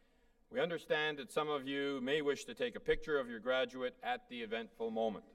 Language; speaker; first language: English; native; English